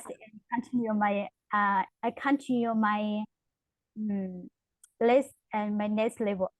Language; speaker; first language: English; non-native, learner; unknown